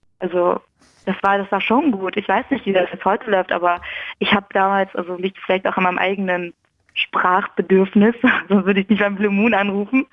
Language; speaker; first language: German; early bilingual, other home language; Persian